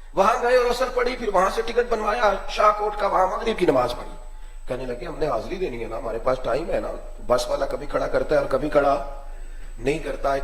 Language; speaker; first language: Urdu; non-native, local second language; Punjabi